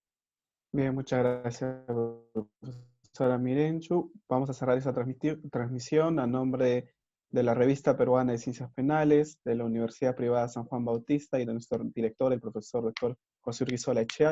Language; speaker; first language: Spanish; native; Spanish